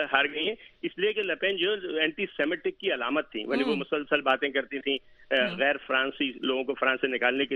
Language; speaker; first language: Urdu; native; Urdu